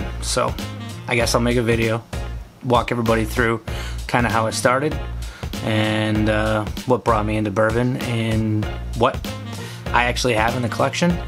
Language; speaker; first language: English; native; English